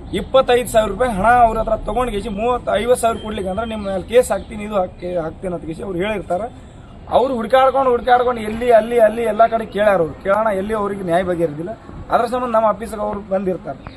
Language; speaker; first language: Kannada; non-native, local second language; Lambadi